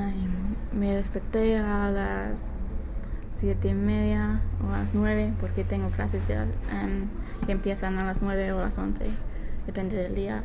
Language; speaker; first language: Spanish; non-native, fluent; English